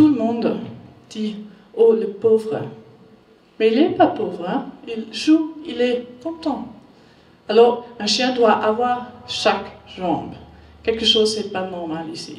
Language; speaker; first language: French; non-native, learner; German